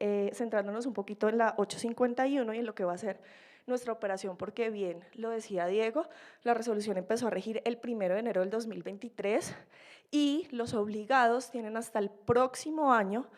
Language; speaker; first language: Spanish; native; Spanish